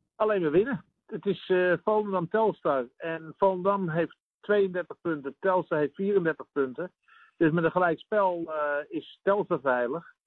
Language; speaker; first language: Dutch; native; Dutch